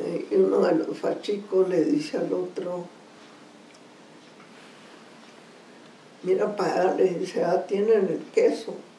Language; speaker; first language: Spanish; early bilingual, heritage; Spanish